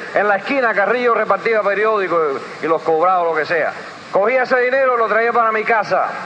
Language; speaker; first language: Spanish; early bilingual, heritage; Spanish